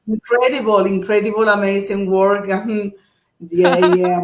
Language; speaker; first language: English; non-native, fluent; Portuguese